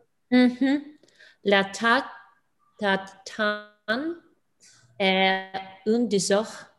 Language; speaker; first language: French; non-native, learner; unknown